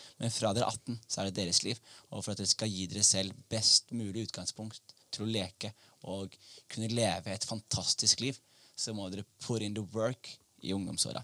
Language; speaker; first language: Norwegian; early bilingual, other home language; Somali